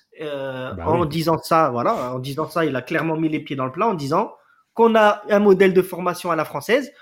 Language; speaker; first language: French; native; French